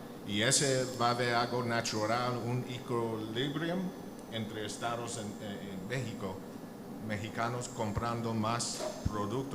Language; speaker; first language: Spanish; non-native, learner; English